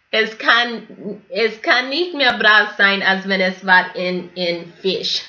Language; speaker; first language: German; non-native, fluent; English